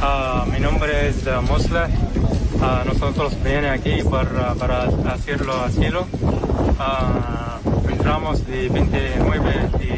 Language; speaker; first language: Spanish; non-native, learner; Arabic